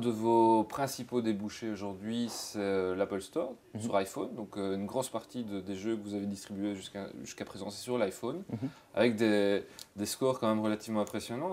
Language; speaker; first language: French; native; French